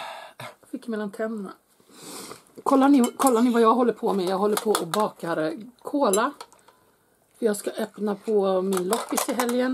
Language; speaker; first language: Swedish; native; Swedish